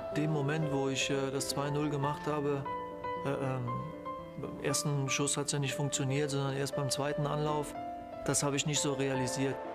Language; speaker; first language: German; early bilingual, other home language; Polish